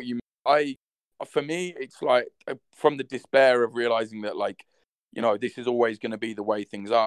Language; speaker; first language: English; native; English